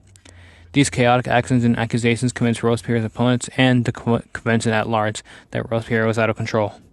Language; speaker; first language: English; native; English